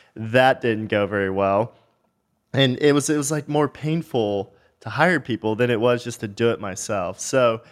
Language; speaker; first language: English; native; English